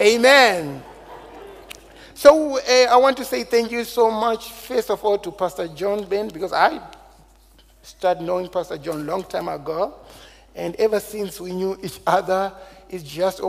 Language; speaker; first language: English; non-native, local second language; Shona